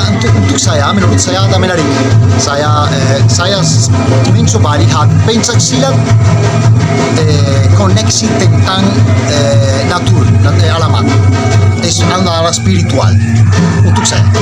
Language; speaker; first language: Indonesian; non-native, learner; Italian